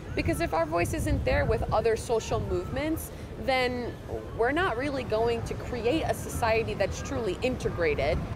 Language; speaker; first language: English; native; English